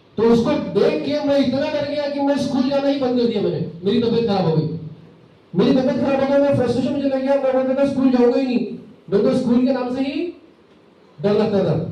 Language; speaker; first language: Hindi; native; Hindi